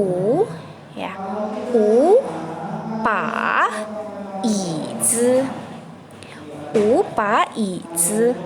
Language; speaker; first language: Chinese; non-native, fluent; Indonesian